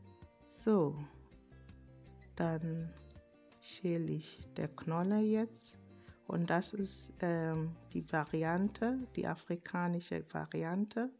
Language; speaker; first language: German; non-native, fluent; Akan